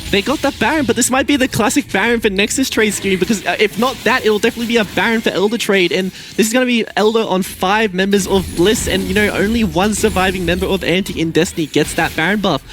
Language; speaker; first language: English; native; English